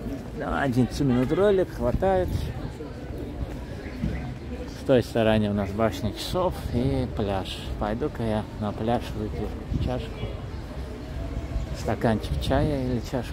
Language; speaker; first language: Russian; non-native, fluent; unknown